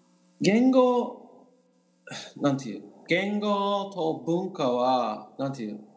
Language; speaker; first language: Japanese; non-native, learner; English